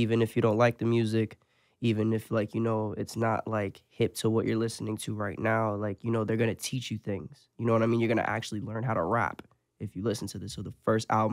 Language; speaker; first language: English; native; English